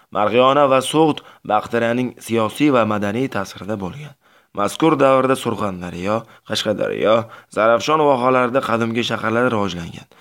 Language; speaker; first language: Uzbek; native; Uzbek